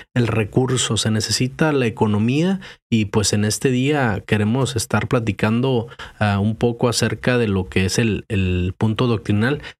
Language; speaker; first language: Spanish; native; Spanish